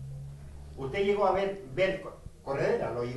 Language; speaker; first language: Spanish; native; Spanish